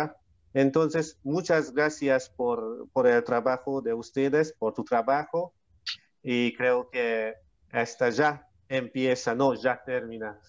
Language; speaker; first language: Spanish; non-native, learner; Hungarian